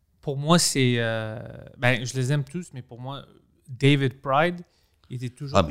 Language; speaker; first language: French; non-native, local second language; English